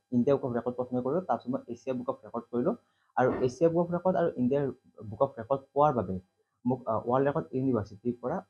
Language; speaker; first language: Assamese; native; Assamese